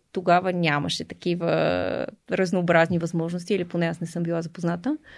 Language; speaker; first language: Bulgarian; native; Bulgarian